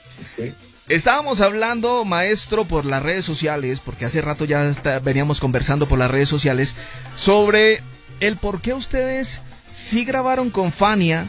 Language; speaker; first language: Spanish; native; Spanish